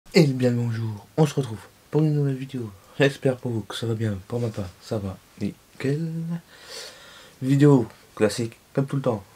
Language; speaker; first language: French; native; French